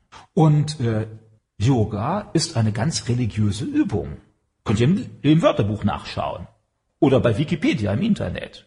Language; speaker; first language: German; native; German